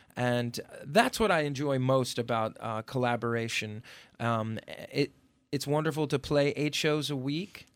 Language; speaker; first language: English; native; English